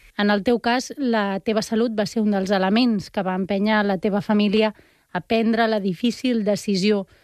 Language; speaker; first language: Catalan; native; Catalan